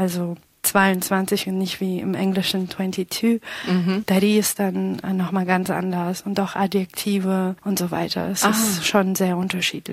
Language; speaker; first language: German; early bilingual, other home language; Pashto